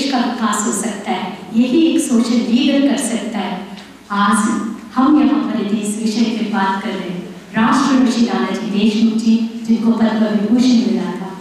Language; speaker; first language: Hindi; native; Hindi